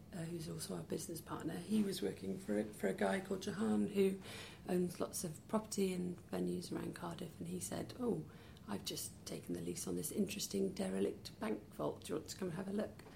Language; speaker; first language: English; native; English